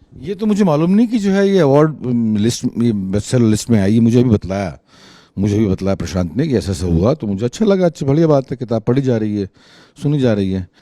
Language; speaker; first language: Hindi; native; Hindi